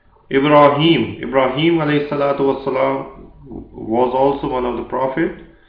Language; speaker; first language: English; non-native, local second language; Urdu